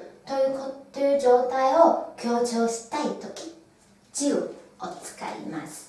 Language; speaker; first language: Japanese; non-native, fluent; Chinese